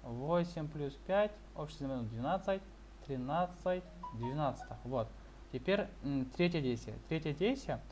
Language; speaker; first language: Russian; non-native, local second language; Kazakh